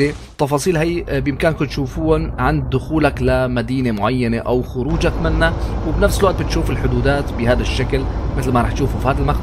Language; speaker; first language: Arabic; native; Arabic